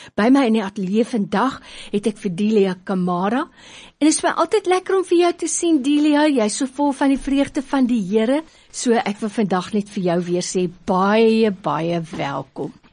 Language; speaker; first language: Afrikaans; native; Afrikaans